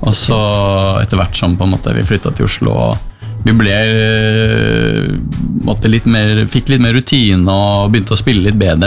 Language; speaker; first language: Norwegian; native; Norwegian